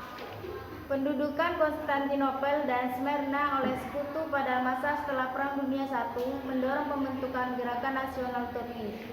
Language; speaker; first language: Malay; non-native, local second language; Madurese